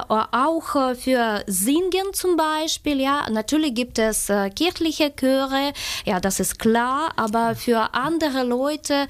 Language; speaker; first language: German; non-native, learner; Ukrainian